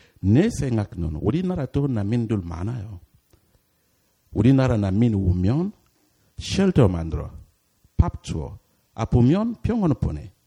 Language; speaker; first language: Korean; non-native, learner; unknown